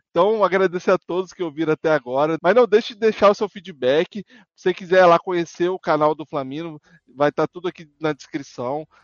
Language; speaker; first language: Portuguese; native; Portuguese